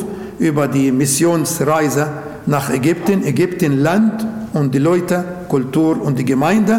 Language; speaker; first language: German; non-native, local second language; Arabic